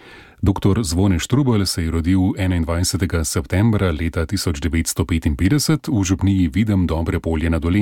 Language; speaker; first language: Slovenian; native; Slovenian